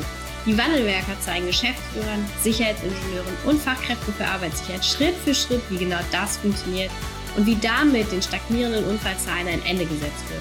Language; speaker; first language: German; native; German